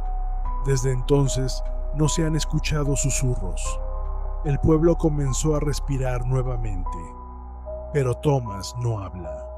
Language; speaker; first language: Spanish; native; Spanish